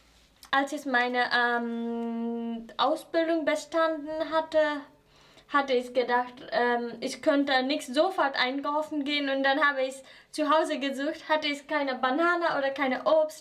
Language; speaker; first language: German; non-native, fluent; Nepali